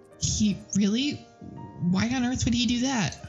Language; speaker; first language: English; native; English